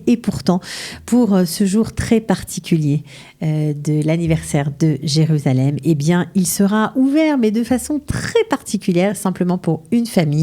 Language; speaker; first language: French; native; French